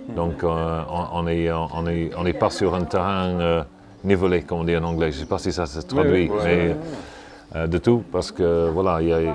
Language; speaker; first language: French; non-native, fluent; English